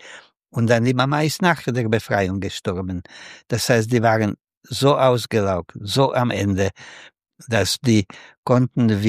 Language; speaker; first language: German; non-native, fluent; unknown